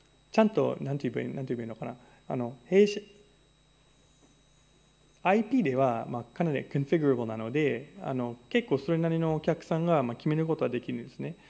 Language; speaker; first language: Japanese; non-native, fluent; English